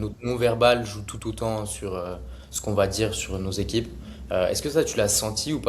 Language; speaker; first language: French; native; French